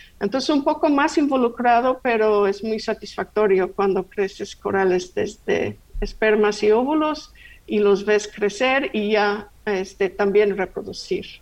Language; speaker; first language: Spanish; non-native, fluent; English